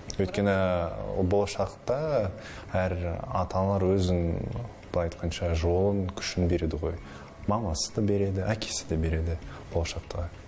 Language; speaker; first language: Kazakh; non-native, local second language; Russian